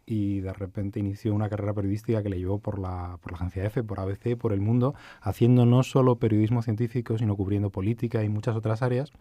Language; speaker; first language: Spanish; native; Spanish